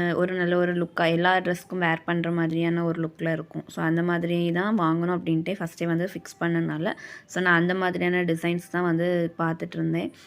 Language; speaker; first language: Tamil; native; Tamil